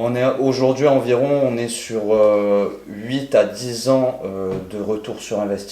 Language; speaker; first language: French; native; French